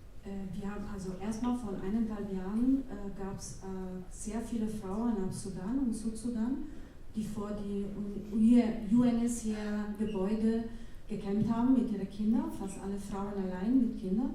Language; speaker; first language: German; non-native, fluent; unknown